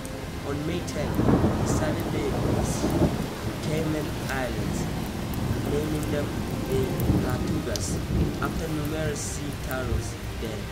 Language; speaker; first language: English; non-native, fluent; Southern Sotho